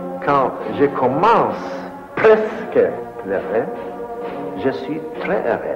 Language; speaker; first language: French; non-native, fluent; Polish